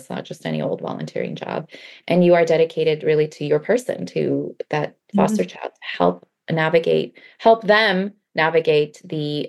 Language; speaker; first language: English; early bilingual, other home language; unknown